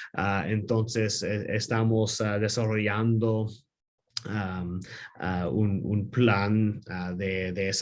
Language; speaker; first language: Spanish; non-native, learner; English